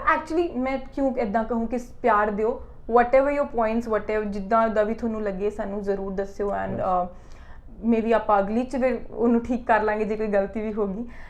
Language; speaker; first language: Punjabi; non-native, local second language; Hindi